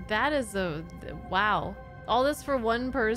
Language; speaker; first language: English; native; English